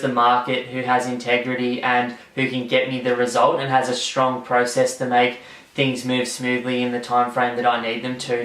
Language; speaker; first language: English; native; English